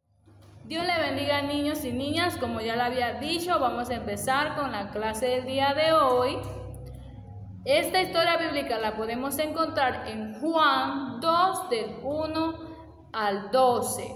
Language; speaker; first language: Spanish; native; Spanish